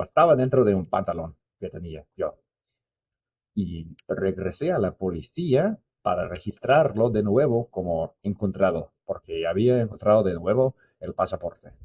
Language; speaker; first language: Spanish; non-native, fluent; English